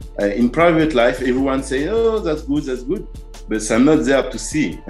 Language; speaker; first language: English; non-native, learner; French